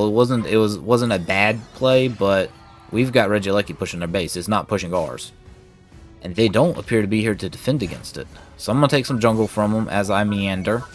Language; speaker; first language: English; native; English